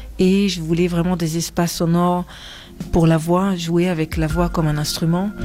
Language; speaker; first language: French; early bilingual, heritage; French